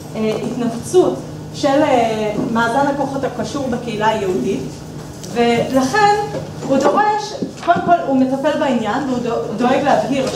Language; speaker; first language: Hebrew; native; Hebrew